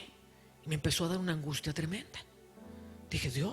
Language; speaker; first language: Spanish; native; Spanish